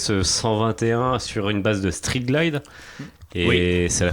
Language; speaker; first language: French; native; French